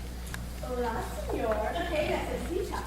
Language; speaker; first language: Spanish; non-native, learner; English